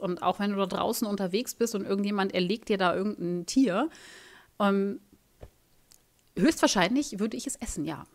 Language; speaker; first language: German; native; German